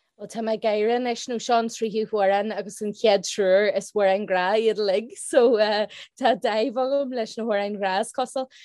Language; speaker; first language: Irish; non-native, local second language; English